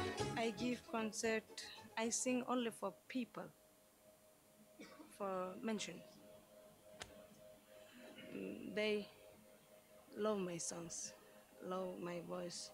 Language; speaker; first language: English; non-native, learner; Uzbek